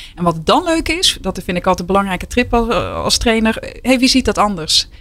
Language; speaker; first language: Dutch; native; Dutch